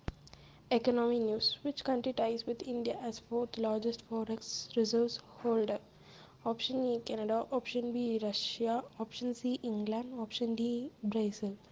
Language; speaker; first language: English; non-native, local second language; Tamil